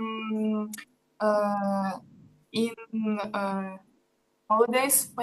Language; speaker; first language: English; non-native, learner; Russian